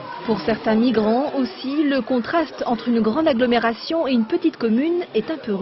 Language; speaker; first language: French; native; French